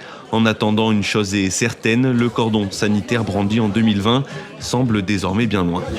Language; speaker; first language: French; native; French